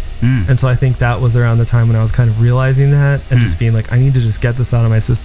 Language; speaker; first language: English; early bilingual, other home language; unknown